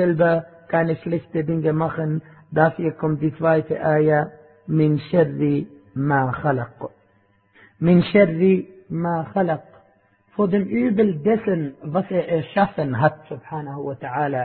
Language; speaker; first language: German; non-native, fluent; Arabic